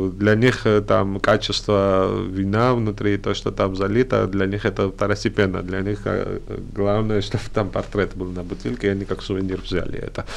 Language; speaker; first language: Russian; non-native, fluent; Georgian